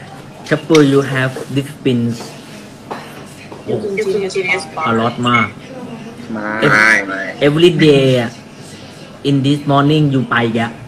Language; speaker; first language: English; non-native, learner; Thai